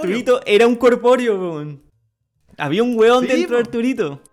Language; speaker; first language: Spanish; native; Spanish